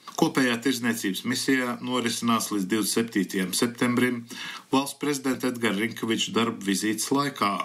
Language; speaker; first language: Latvian; early bilingual, heritage; Latvian